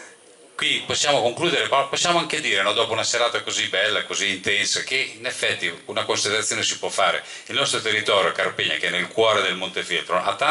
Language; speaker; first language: Italian; native; Italian